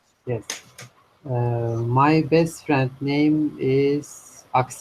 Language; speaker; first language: English; non-native, learner; Turkish